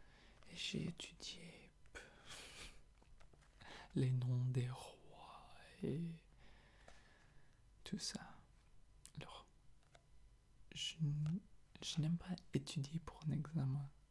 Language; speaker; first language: French; non-native, fluent; English